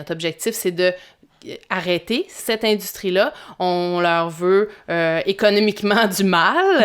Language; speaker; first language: French; native; French